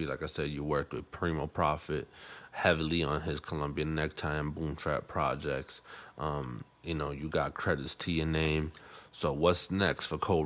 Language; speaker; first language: English; non-native, fluent; Spanish